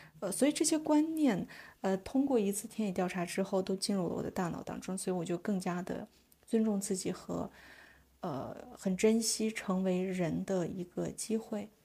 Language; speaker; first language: Chinese; native; Chinese